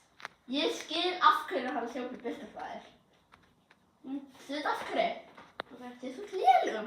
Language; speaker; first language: Icelandic; early bilingual, heritage; Icelandic